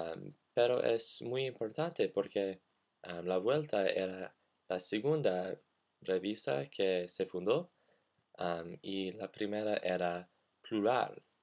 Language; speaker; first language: Spanish; non-native, learner; English